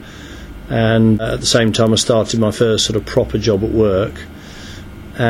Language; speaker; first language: English; native; English